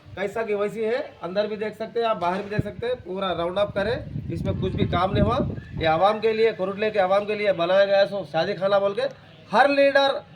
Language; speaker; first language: Hindi; native; Hindi